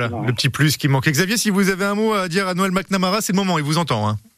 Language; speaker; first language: French; native; French